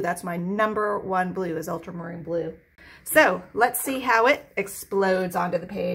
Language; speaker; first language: English; native; English